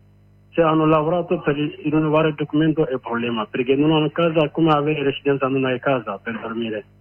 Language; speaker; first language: Italian; non-native, learner; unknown